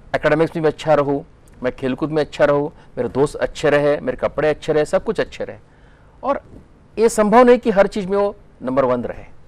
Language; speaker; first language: Hindi; non-native, local second language; Marathi